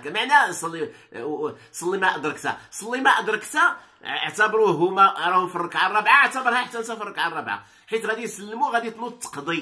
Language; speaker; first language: Arabic; native; Arabic